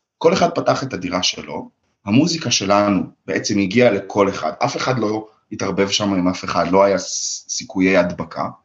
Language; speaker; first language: Hebrew; early bilingual, other home language; Russian